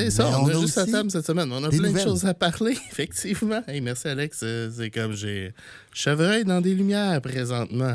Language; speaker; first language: French; native; French